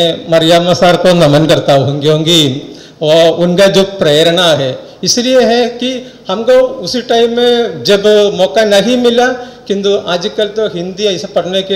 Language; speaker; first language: Hindi; non-native, local second language; Malayalam